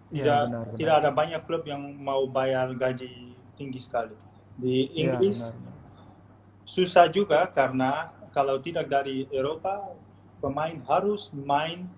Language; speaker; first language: Indonesian; non-native, fluent; Dutch